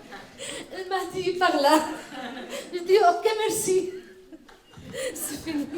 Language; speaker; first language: French; non-native, learner; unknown